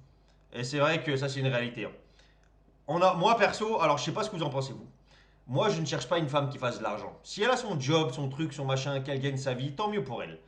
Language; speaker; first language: French; native; French